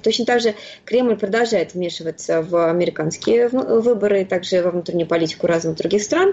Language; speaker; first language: Russian; native; Russian